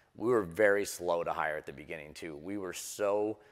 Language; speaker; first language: English; native; English